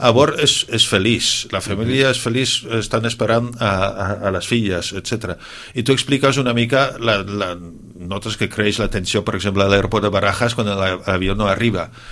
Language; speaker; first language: Catalan; non-native, fluent; Dutch